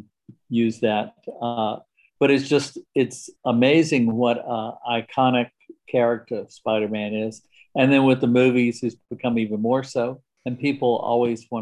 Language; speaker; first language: English; native; English